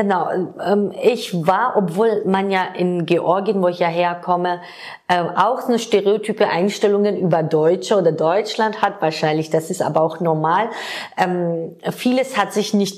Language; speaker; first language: German; non-native, fluent; Georgian